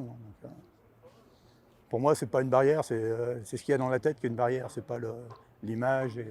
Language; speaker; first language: French; native; French